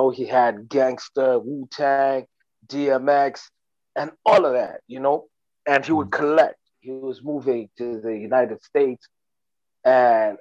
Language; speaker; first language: English; non-native, local second language; Nyanja